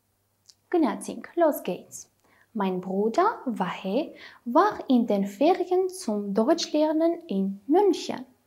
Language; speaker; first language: German; non-native, fluent; Armenian